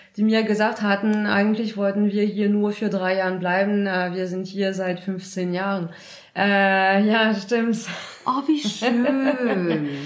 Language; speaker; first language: German; non-native, fluent; French